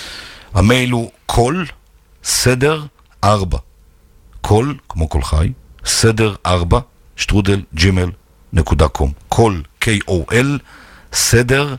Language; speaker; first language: Hebrew; native; Hebrew